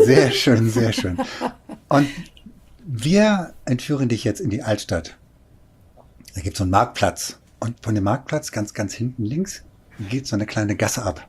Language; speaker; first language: German; native; German